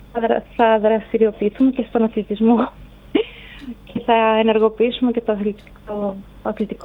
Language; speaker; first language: Greek; native; Greek